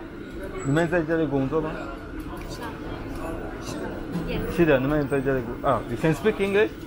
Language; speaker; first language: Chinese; non-native, learner; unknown